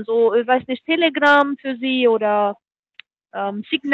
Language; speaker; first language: German; non-native, fluent; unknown